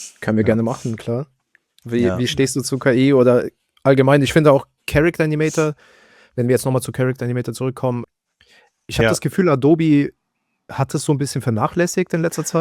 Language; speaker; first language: German; native; German